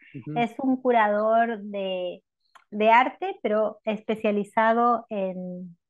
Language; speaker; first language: Spanish; native; Spanish